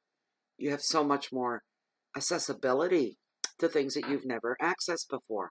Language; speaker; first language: English; native; English